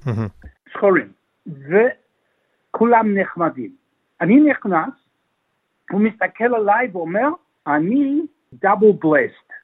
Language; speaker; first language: Hebrew; non-native, fluent; English